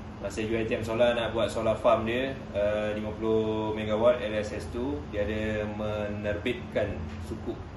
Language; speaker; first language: Malay; native; Malay